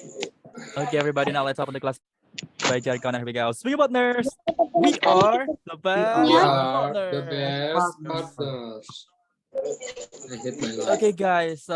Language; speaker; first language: English; non-native, fluent; Indonesian